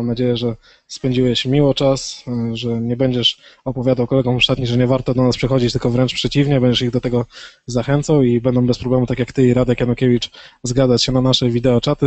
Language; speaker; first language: Polish; native; Polish